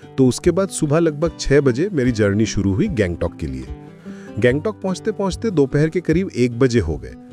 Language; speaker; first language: Hindi; non-native, fluent; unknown